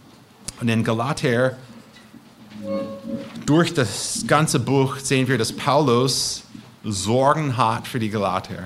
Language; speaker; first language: German; non-native, fluent; English